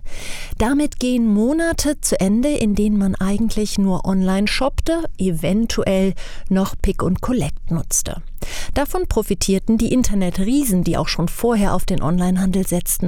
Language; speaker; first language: German; native; German